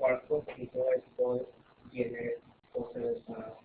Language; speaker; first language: Spanish; non-native, learner; English